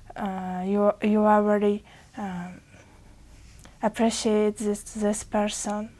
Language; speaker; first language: English; non-native, fluent; Uzbek